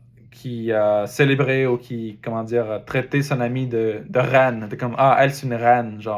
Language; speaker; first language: French; native; French